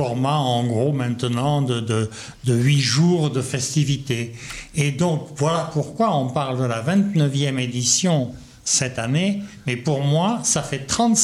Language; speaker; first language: French; native; French